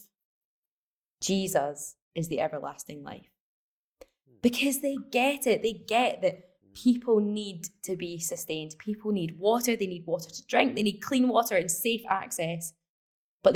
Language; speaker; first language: English; native; English